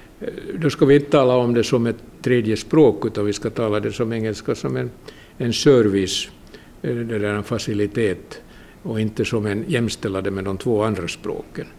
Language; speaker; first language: Swedish; native; Swedish